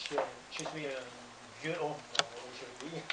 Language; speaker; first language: French; non-native, learner; Norwegian